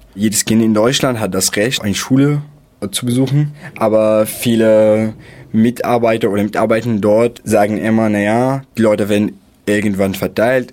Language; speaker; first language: German; non-native, fluent; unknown